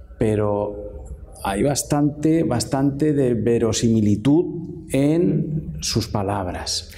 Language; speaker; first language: Spanish; native; Spanish